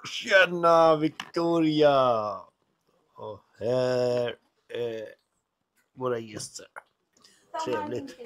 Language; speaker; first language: Swedish; non-native, learner; Hindi